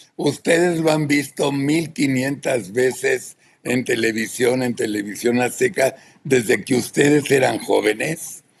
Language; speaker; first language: Spanish; native; Spanish